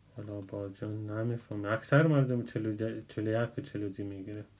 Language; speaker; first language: Persian; non-native, local second language; Pashto